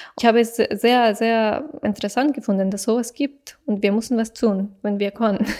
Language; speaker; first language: German; non-native, fluent; Persian